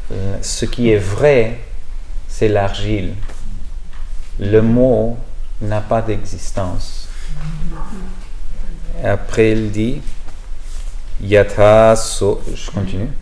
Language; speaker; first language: French; non-native, learner; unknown